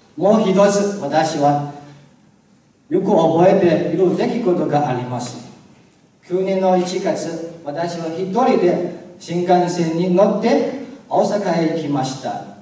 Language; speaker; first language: Japanese; non-native, learner; Chinese